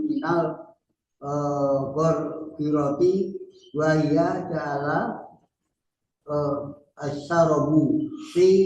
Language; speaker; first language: Arabic; non-native, learner; Indonesian